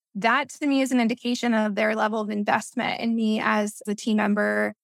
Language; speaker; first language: English; early bilingual, other home language; Spanish